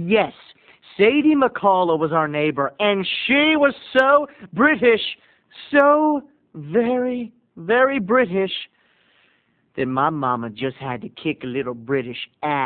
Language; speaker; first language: English; native; English